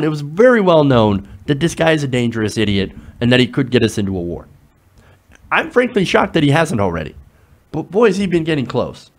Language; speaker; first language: English; native; English